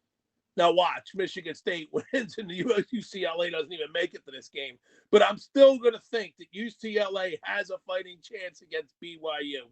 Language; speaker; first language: English; native; English